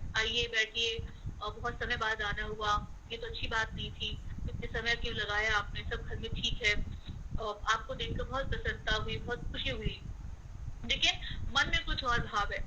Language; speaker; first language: Hindi; native; Hindi